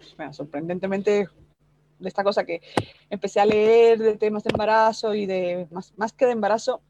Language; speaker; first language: Spanish; native; Spanish